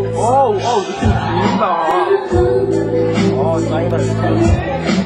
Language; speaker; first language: Korean; native; Korean